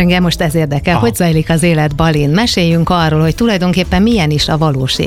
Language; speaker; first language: Hungarian; native; Hungarian